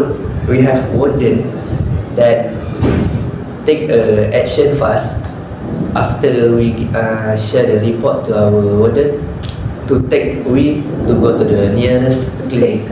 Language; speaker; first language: English; non-native, learner; Malay